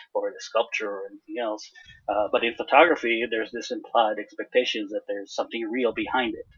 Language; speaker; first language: English; non-native, fluent; Hebrew